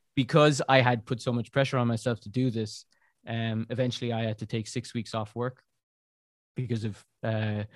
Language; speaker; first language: English; native; English